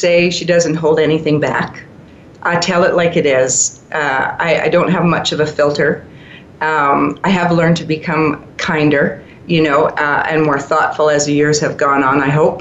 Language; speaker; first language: English; native; English